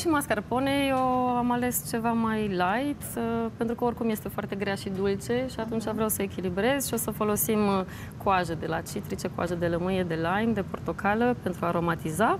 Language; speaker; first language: Romanian; native; Romanian